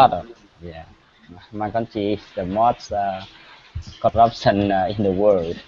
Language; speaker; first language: English; non-native, learner; Vietnamese